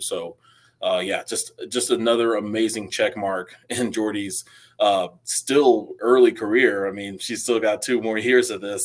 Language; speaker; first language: English; native; English